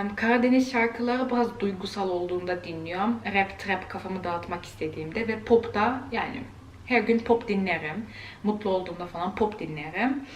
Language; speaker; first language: Turkish; early bilingual, heritage; Turkish